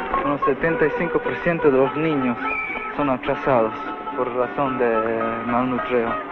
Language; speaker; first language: Spanish; non-native, fluent; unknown